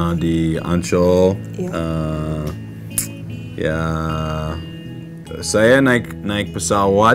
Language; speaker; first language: Indonesian; non-native, learner; English